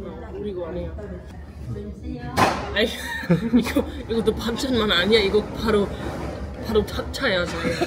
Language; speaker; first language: Korean; non-native, learner; German